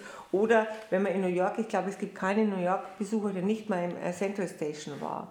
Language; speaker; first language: German; native; German